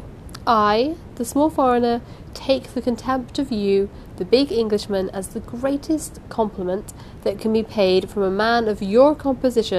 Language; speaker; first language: English; native; English